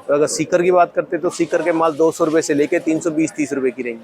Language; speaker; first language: Hindi; native; Hindi